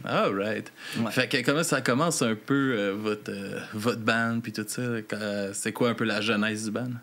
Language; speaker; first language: French; native; French